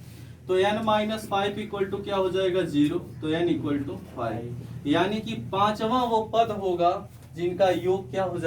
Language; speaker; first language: Hindi; native; Hindi